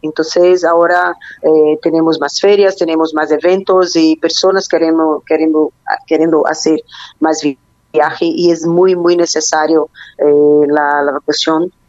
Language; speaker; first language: Spanish; non-native, learner; Portuguese